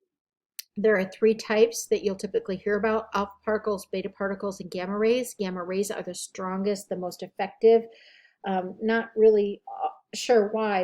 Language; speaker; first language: English; native; English